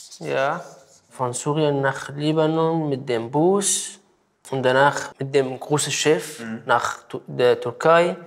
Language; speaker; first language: German; non-native, learner; Arabic